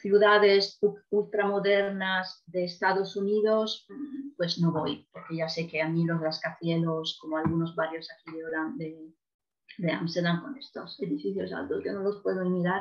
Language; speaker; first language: Spanish; non-native, fluent; Italian